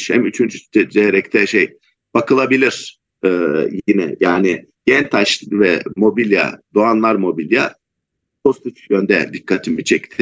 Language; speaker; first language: Turkish; native; Turkish